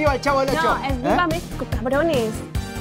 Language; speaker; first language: Spanish; native; Spanish